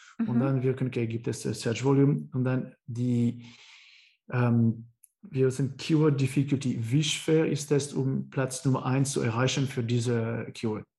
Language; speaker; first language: German; non-native, learner; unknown